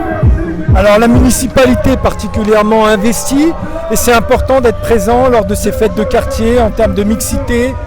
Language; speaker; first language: French; native; French